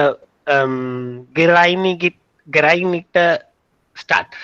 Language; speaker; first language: German; non-native, learner; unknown